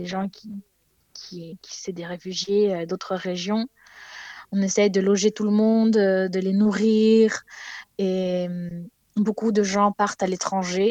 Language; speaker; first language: French; non-native, fluent; Ukrainian